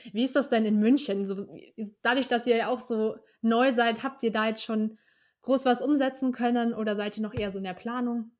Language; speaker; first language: German; native; German